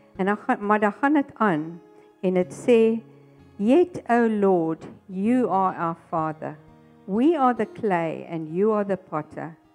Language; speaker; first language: Afrikaans; native; Afrikaans